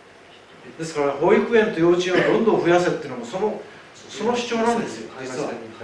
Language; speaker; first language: Japanese; native; Japanese